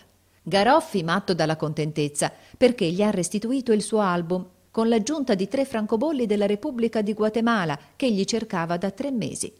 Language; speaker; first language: Italian; native; Italian